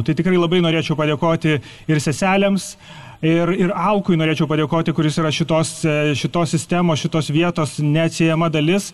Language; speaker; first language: Lithuanian; native; Lithuanian